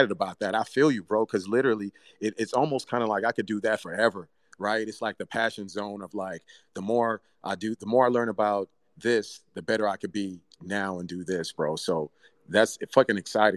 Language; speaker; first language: English; early bilingual, other home language; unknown